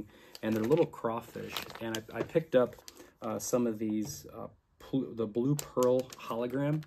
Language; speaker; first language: English; native; English